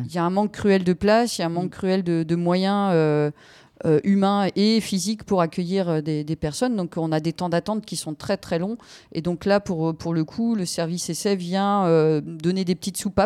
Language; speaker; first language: French; native; French